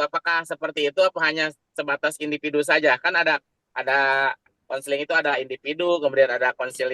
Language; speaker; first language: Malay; non-native, local second language; Sundanese